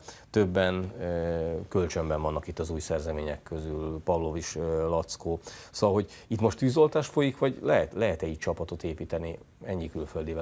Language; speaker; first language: Hungarian; native; Hungarian